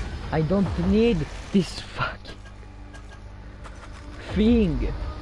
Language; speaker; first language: English; non-native, learner; Italian